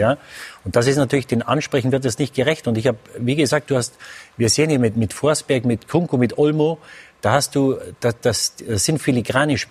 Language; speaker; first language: German; native; German